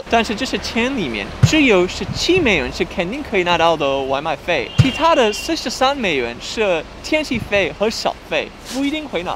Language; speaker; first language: Chinese; non-native, fluent; English